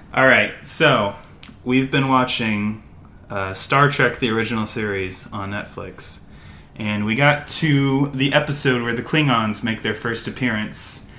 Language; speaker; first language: English; native; English